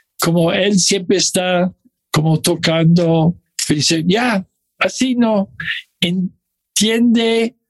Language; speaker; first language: Spanish; non-native, fluent; English